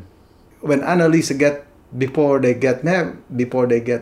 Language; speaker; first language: English; non-native, local second language; Filipino